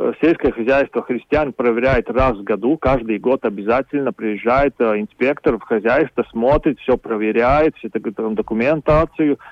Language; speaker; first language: Russian; non-native, local second language; Latvian